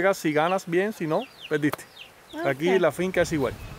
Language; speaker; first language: Spanish; native; Spanish